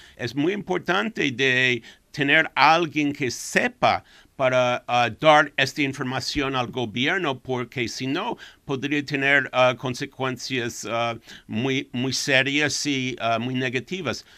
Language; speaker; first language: Spanish; non-native, fluent; English